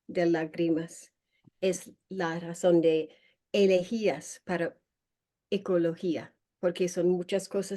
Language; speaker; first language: Spanish; non-native, learner; English